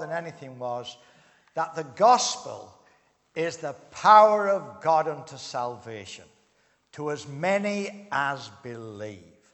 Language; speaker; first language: English; native; English